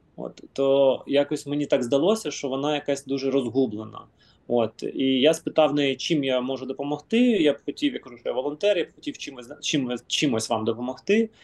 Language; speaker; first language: Ukrainian; non-native, local second language; Russian